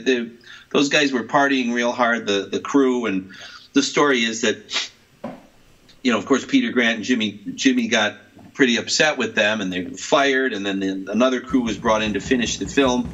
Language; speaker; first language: English; native; English